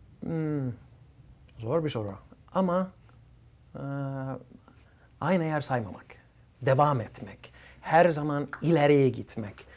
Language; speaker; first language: Turkish; early bilingual, other home language; Arabic